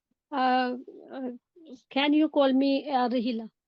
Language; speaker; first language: English; non-native, learner; Urdu